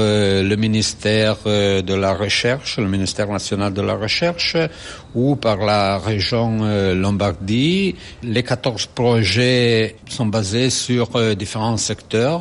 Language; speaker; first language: French; non-native, fluent; Italian